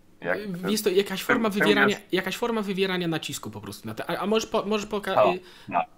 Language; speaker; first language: Polish; native; Polish